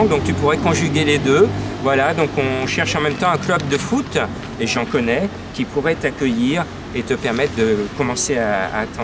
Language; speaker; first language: French; native; French